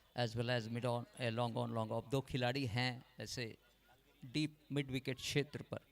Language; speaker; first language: Hindi; non-native, local second language; Bangla